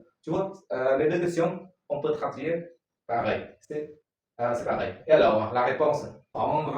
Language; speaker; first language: French; non-native, learner; Khmer